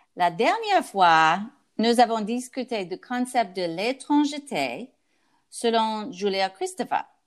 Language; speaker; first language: French; non-native, learner; English